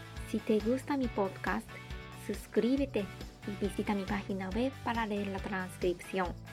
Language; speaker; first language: Spanish; non-native, fluent; Japanese